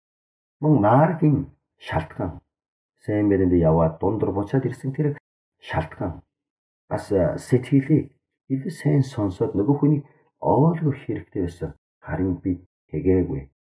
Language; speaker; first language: Mongolian; non-native, fluent; Korean